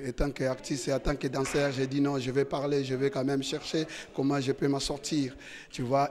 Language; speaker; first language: French; non-native, local second language; Lingala